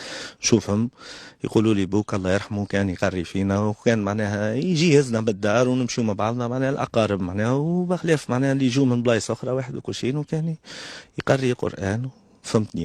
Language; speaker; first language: Arabic; native; Arabic